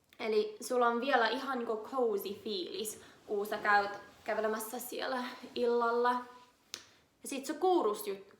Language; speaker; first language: Finnish; non-native, learner; English